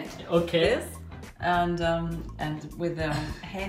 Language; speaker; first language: English; non-native, fluent; German